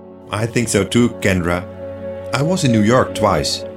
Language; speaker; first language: English; non-native, fluent; Dutch